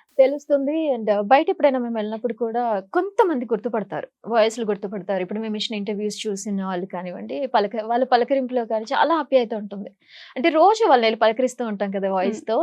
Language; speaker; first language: Telugu; native; Telugu